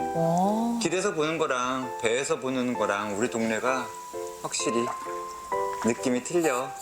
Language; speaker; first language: Korean; native; Korean